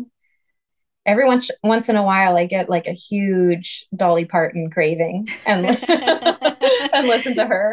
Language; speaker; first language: English; native; English